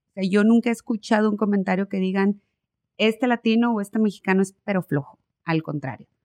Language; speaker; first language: Spanish; native; Spanish